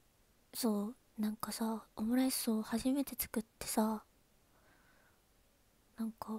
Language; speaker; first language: Japanese; native; Japanese